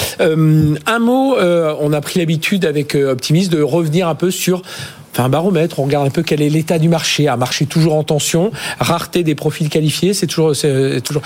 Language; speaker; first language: French; native; French